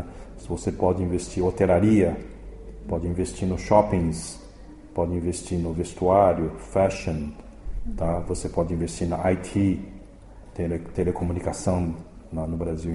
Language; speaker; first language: Portuguese; early bilingual, other home language; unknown